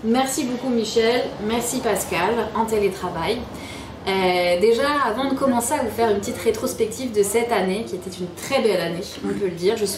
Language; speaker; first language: French; native; French